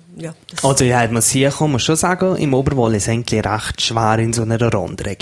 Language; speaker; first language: German; native; German